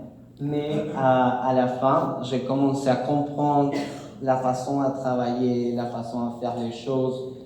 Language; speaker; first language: French; non-native, learner; Spanish